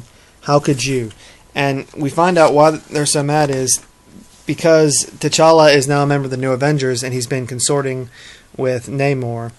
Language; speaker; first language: English; native; English